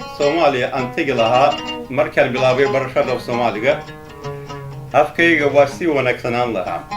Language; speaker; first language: Somali; non-native, fluent; Russian